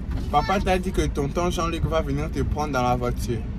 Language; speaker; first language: French; non-native, local second language; Swahili